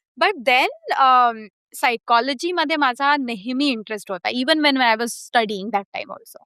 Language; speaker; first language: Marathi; early bilingual, heritage; Marathi